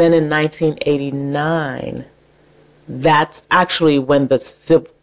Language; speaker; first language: English; native; English